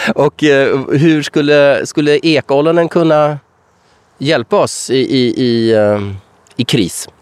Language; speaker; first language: Swedish; native; Swedish